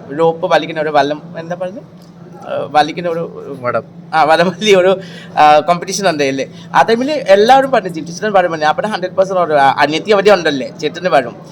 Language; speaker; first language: Malayalam; non-native, local second language; Assamese